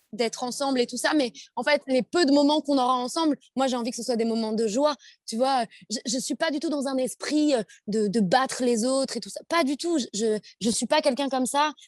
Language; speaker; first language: French; native; French